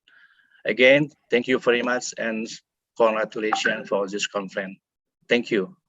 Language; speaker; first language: English; non-native, fluent; Indonesian